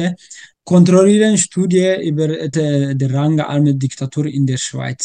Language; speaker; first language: German; non-native, learner; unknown